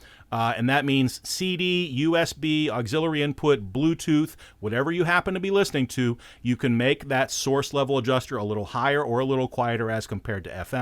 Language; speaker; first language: English; native; English